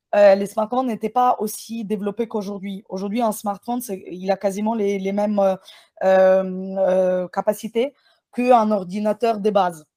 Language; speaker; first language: French; non-native, fluent; Ukrainian